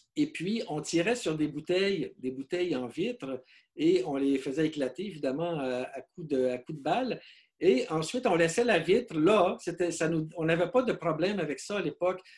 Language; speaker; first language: French; native; French